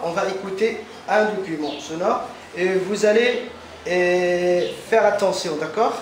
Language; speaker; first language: French; non-native, fluent; Arabic